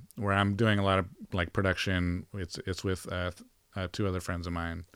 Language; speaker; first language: English; native; English